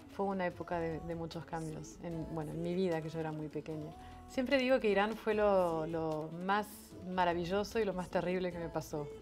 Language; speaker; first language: Spanish; non-native, fluent; French